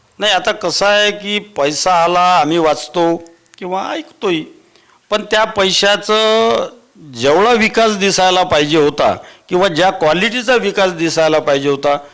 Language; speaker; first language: Marathi; native; Marathi